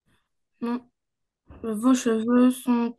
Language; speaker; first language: French; non-native, learner; Arabic